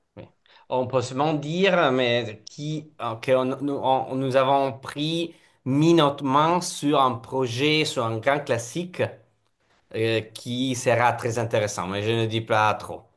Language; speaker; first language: French; non-native, fluent; Italian